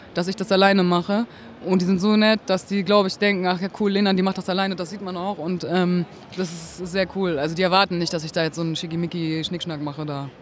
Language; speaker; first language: German; native; German